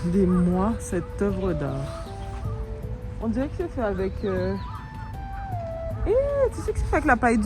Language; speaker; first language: French; native; French